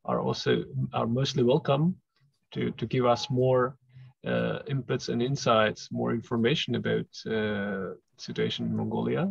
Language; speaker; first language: English; non-native, fluent; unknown